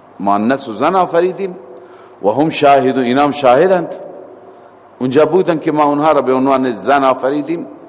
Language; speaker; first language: Persian; native; Persian